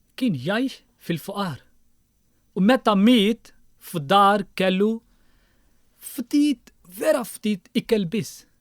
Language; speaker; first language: Maltese; non-native, fluent; Urdu